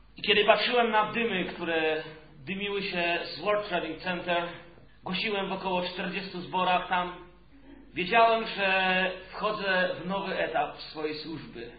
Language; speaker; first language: Polish; native; Polish